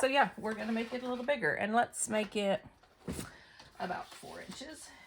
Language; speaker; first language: English; native; English